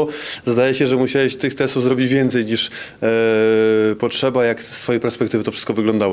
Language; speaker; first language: Polish; native; Polish